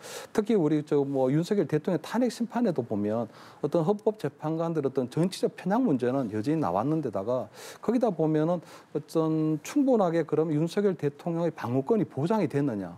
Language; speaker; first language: Korean; native; Korean